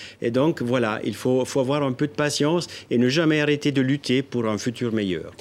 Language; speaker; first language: French; non-native, local second language; Italian